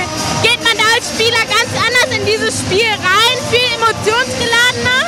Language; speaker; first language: German; native; German